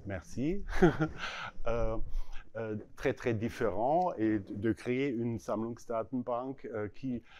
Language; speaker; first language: French; non-native, learner; German